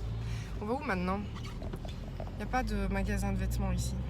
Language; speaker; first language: French; native; French